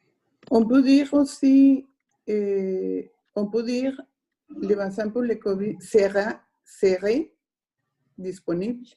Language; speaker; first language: French; non-native, fluent; Spanish